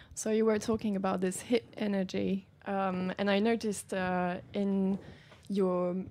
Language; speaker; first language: English; non-native, fluent; French